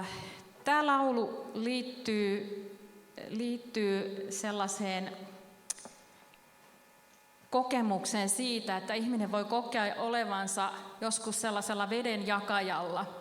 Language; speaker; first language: Finnish; native; Finnish